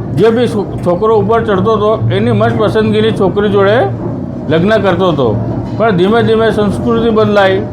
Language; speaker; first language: Gujarati; non-native, local second language; Bhili